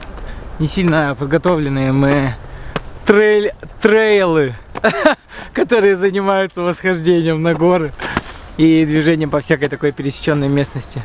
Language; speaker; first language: Russian; native; Russian